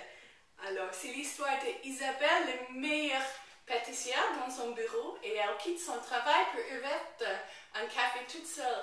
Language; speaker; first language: French; non-native, learner; English